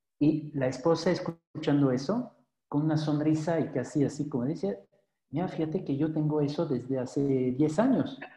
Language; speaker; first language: Spanish; non-native, fluent; French